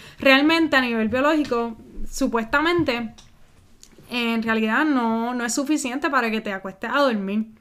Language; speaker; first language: Spanish; early bilingual, heritage; Spanish